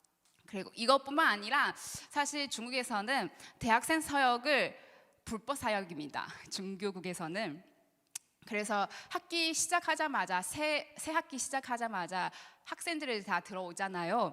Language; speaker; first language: Korean; non-native, learner; Chinese